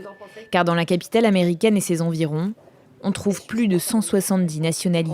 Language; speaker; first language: French; native; French